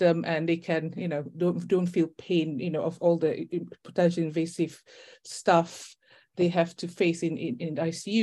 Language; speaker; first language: English; non-native, local second language; Malay